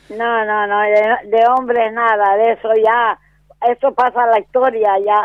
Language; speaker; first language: Spanish; native; Spanish